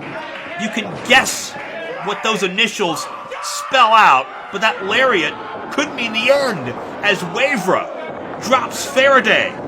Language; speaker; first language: English; native; English